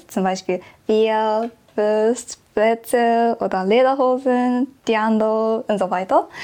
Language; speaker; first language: German; non-native, learner; Japanese